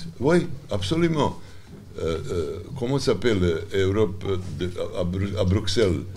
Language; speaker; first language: French; non-native, learner; Serbian